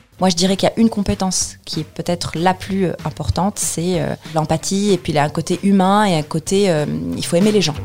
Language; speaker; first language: French; non-native, local second language; Arabic